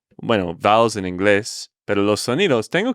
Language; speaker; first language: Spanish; non-native, fluent; English